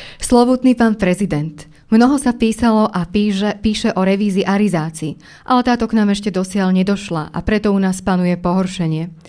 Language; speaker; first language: Slovak; native; Slovak